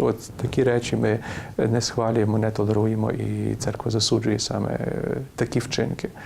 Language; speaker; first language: Ukrainian; native; Ukrainian